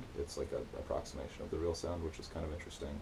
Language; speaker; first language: English; native; English